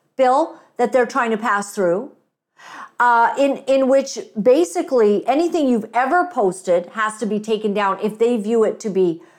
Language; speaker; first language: English; native; English